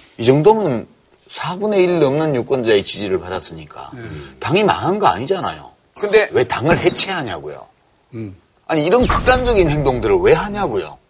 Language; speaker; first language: Korean; native; Korean